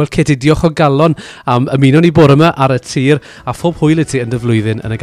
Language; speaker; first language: Welsh; native; Welsh